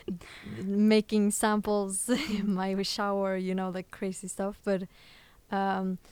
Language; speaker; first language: English; early bilingual, other home language; Swedish